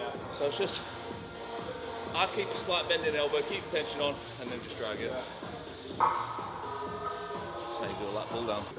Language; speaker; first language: English; native; English